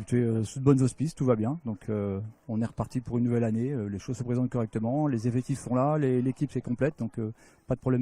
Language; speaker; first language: French; native; French